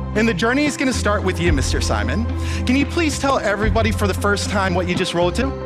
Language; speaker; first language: English; native; English